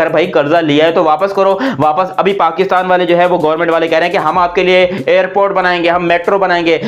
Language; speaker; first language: Urdu; non-native, local second language; Punjabi